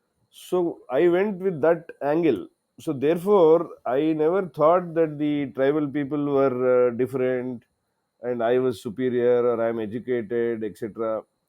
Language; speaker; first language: English; non-native, local second language; Telugu